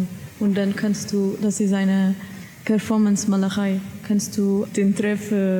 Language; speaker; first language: German; non-native, learner; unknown